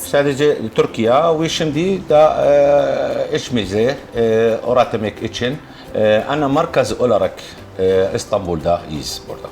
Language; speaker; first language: Turkish; non-native, learner; Arabic